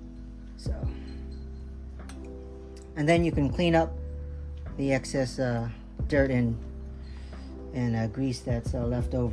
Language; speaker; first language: English; native; English